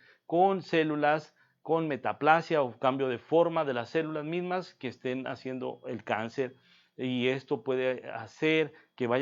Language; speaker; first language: Spanish; native; Spanish